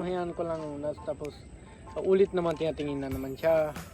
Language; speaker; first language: Filipino; non-native, learner; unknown